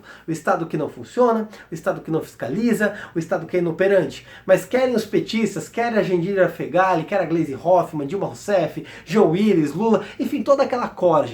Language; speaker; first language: Portuguese; native; Portuguese